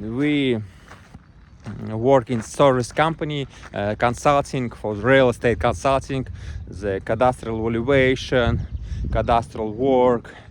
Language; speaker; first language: English; non-native, learner; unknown